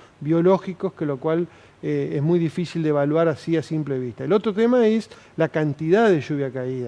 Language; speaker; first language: Spanish; native; Spanish